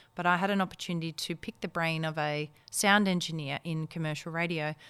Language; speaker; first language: English; early bilingual, other home language; Dutch